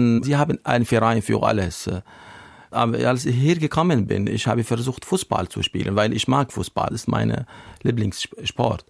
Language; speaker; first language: German; non-native, learner; Arabic